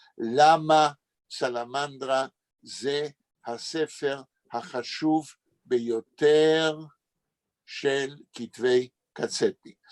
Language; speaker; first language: Hebrew; non-native, fluent; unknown